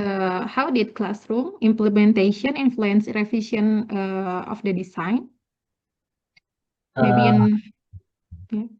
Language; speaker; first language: English; non-native, learner; Indonesian